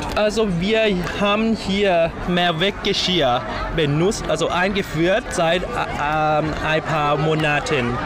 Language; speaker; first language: German; non-native, learner; Thai